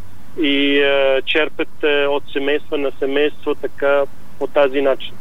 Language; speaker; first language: Bulgarian; non-native, learner; Arabic